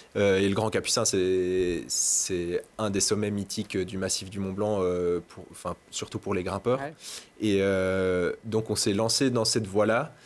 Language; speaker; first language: French; native; French